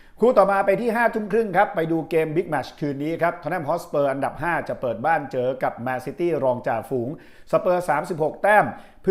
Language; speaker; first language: Thai; native; Thai